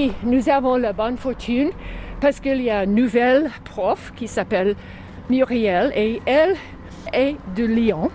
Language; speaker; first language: French; non-native, fluent; English